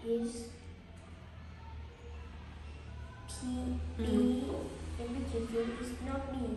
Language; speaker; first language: English; non-native, learner; Vietnamese